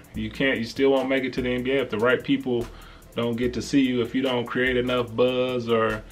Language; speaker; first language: English; native; English